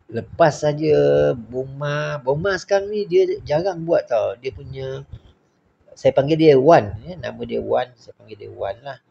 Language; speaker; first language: Malay; native; Malay